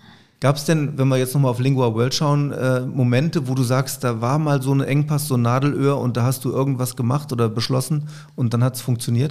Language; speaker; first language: German; native; German